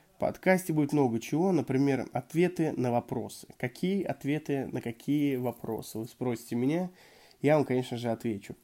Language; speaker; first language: Russian; native; Russian